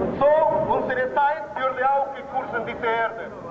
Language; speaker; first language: German; non-native, fluent; Spanish